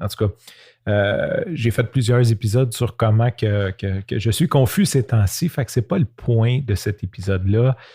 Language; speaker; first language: French; native; French